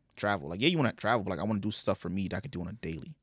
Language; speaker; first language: English; early bilingual, other home language; Yoruba